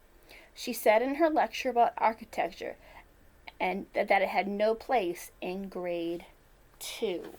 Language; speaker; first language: English; native; English